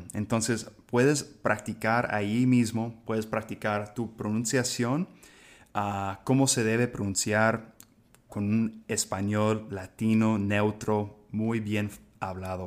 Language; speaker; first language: Spanish; non-native, fluent; English